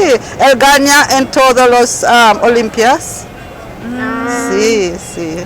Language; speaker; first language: Spanish; non-native, learner; English